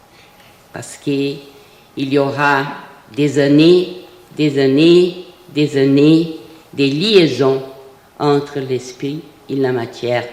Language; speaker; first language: French; non-native, fluent; Portuguese